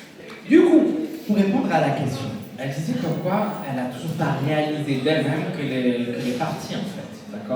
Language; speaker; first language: French; native; French